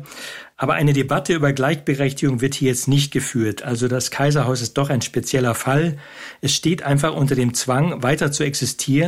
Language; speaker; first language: German; native; German